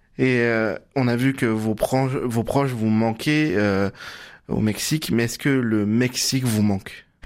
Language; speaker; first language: French; native; French